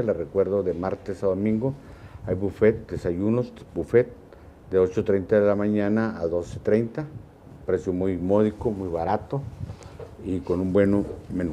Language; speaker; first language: Spanish; native; Spanish